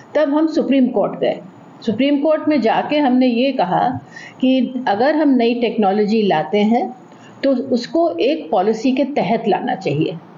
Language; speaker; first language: Hindi; native; Hindi